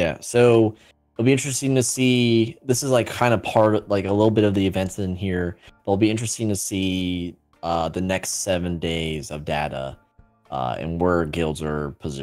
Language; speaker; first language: English; native; English